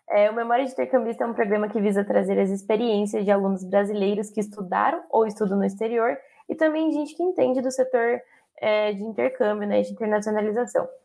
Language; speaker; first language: Portuguese; native; Portuguese